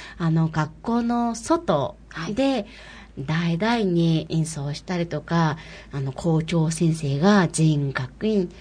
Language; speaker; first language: Japanese; non-native, fluent; Mongolian